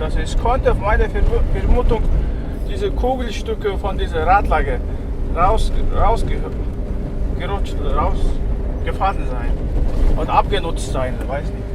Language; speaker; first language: German; non-native, learner; Mongolian